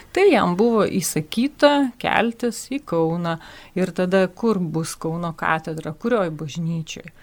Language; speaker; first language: Lithuanian; native; Lithuanian